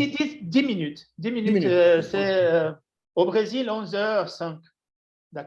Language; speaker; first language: French; non-native, fluent; Portuguese